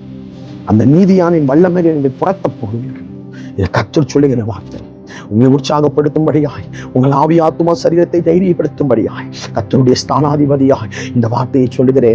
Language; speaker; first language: Tamil; native; Tamil